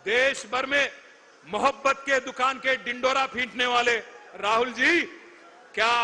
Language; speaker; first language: Hindi; non-native, local second language; Telugu